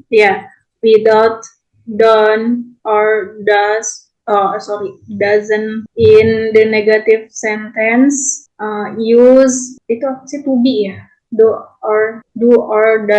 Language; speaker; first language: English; non-native, learner; Indonesian